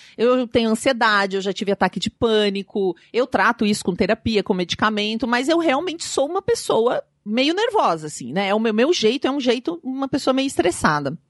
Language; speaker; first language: Portuguese; native; Portuguese